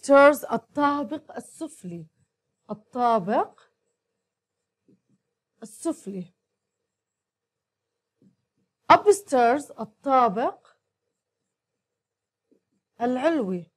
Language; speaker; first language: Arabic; native; Arabic